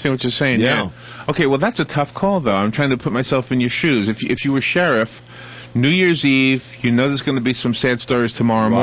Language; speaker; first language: English; native; English